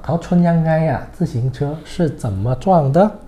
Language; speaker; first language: Chinese; non-native, fluent; Thai